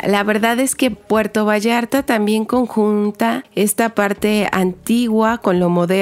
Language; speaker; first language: Spanish; native; Spanish